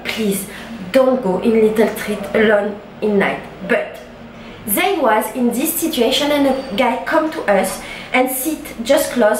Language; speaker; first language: English; non-native, learner; French